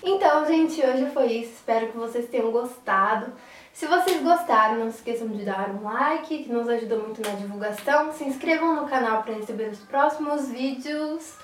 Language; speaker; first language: Portuguese; native; Portuguese